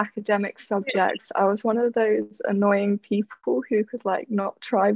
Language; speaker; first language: English; native; English